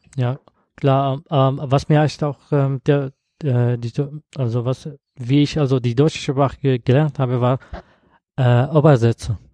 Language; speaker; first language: German; non-native, learner; Arabic